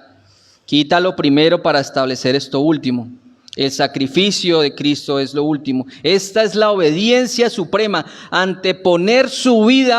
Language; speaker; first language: Spanish; native; Spanish